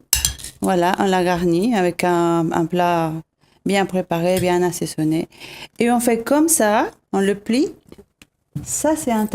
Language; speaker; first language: French; non-native, fluent; Spanish